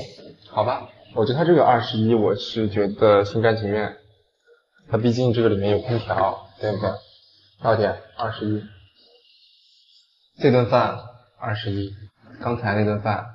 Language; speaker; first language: Chinese; native; Chinese